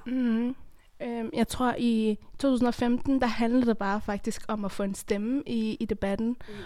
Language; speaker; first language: Danish; early bilingual, other home language; Persian